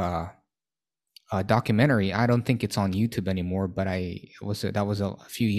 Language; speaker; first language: English; non-native, local second language; Filipino